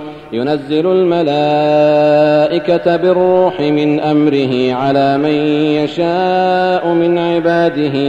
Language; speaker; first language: Arabic; native; Arabic